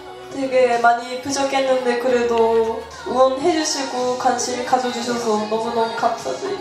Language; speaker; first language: Korean; non-native, fluent; Japanese